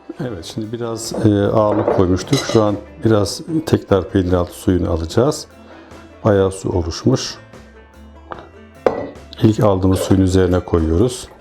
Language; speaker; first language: Turkish; native; Turkish